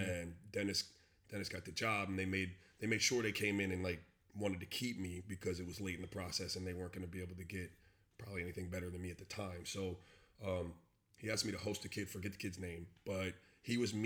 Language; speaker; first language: English; native; English